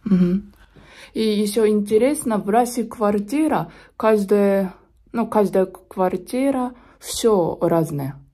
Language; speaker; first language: Russian; non-native, learner; Japanese